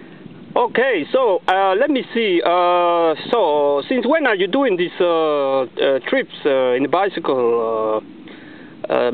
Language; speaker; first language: English; non-native, learner; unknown